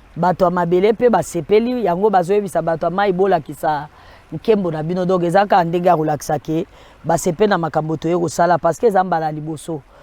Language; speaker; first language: Lingala; native; Lingala